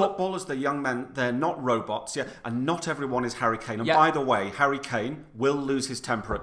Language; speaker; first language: English; native; English